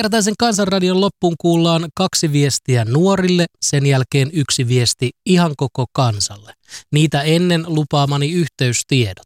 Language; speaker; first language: Finnish; native; Finnish